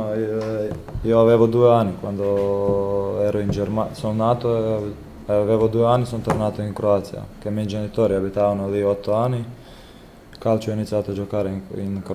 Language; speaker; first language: Italian; non-native, fluent; Croatian